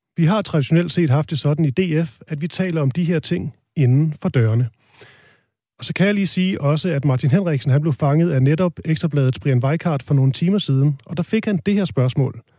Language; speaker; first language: Danish; native; Danish